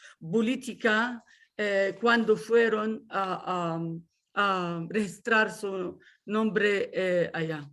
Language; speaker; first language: Spanish; non-native, fluent; Arabic